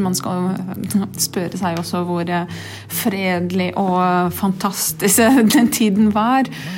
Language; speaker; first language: Norwegian; non-native, fluent; Portuguese